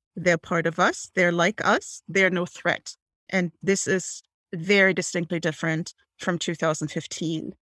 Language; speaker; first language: English; non-native, fluent; German